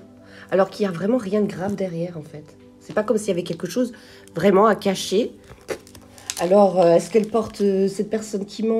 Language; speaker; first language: French; native; French